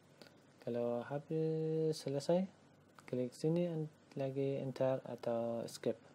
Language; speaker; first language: Indonesian; non-native, learner; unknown